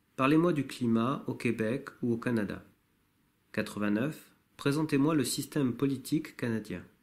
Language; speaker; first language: French; native; French